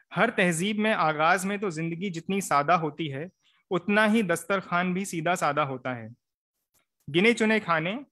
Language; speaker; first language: Hindi; native; Hindi